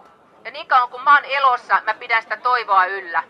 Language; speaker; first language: Finnish; native; Finnish